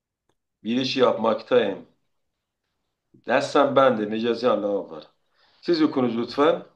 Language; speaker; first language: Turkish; non-native, fluent; Persian